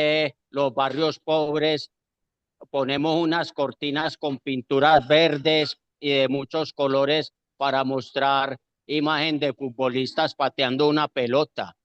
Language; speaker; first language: Spanish; native; Spanish